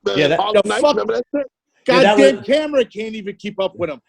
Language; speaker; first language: English; native; English